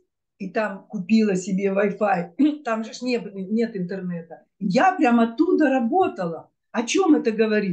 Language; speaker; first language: Russian; native; Russian